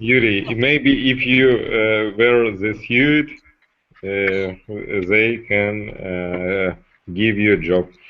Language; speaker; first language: English; non-native, learner; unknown